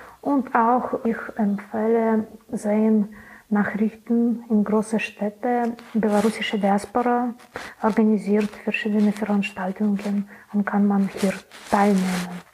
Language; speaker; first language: German; non-native, learner; Belarusian